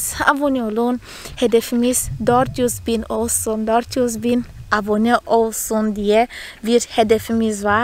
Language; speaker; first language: Turkish; non-native, fluent; Portuguese